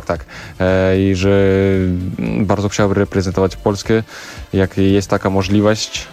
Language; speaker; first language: Polish; non-native, learner; Russian